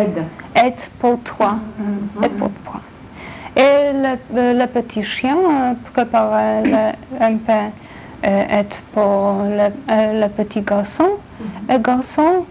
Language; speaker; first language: French; non-native, learner; Polish